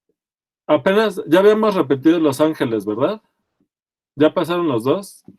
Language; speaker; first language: Spanish; native; Spanish